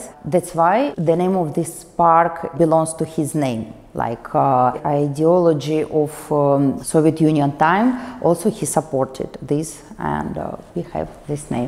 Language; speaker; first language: English; non-native, fluent; Russian